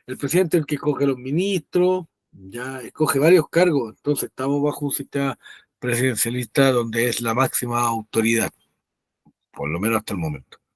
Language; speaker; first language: Spanish; native; Spanish